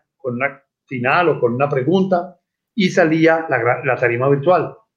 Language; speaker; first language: Spanish; native; Spanish